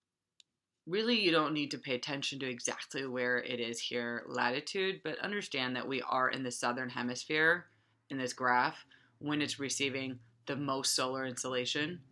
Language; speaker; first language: English; native; English